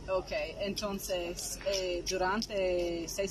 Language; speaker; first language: Spanish; non-native, fluent; English